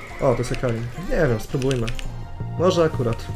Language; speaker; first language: Polish; native; Polish